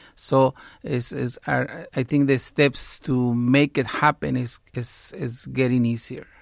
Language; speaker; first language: English; non-native, fluent; Spanish